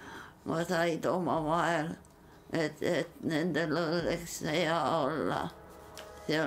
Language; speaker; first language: Estonian; non-native, local second language; Yiddish